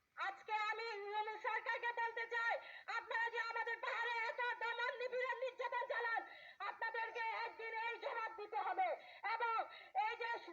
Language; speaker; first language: Bangla; non-native, local second language; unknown